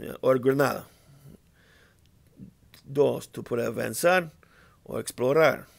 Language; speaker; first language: Spanish; non-native, learner; English